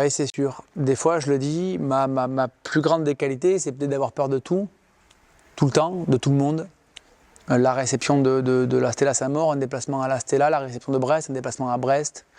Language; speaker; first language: French; native; French